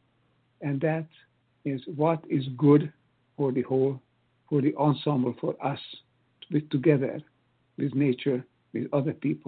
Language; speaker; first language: English; non-native, fluent; Hungarian